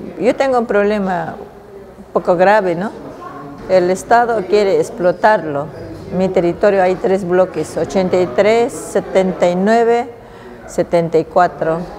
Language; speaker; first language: Spanish; non-native, local second language; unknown